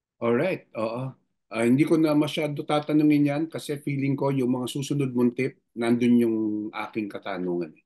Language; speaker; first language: Filipino; native; Filipino